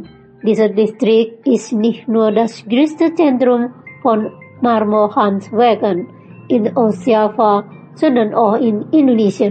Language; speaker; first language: German; non-native, fluent; Indonesian